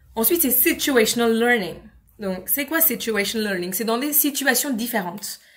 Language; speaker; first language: French; non-native, fluent; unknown